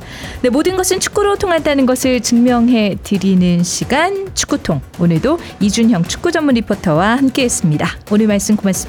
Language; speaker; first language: Korean; native; Korean